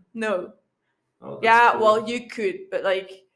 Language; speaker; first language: English; non-native, fluent; Dutch